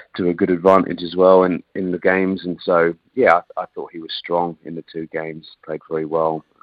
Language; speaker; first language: English; native; English